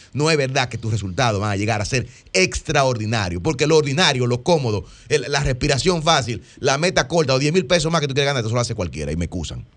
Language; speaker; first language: Spanish; native; Spanish